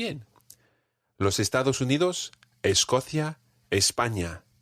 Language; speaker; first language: Spanish; non-native, fluent; English